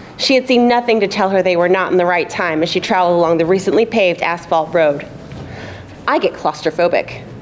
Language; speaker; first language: English; native; English